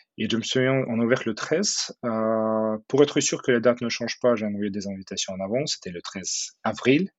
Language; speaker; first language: French; non-native, fluent; Russian